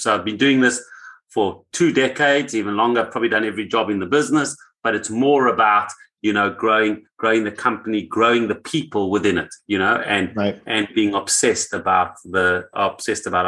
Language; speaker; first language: English; native; English